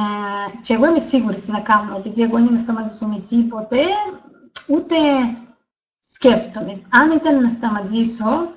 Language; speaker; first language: Greek; non-native, learner; Russian